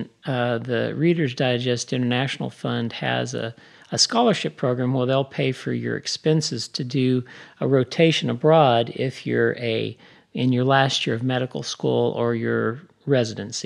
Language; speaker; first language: English; native; English